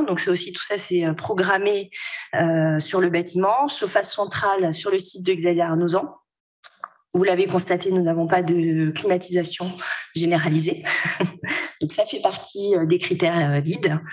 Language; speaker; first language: French; native; French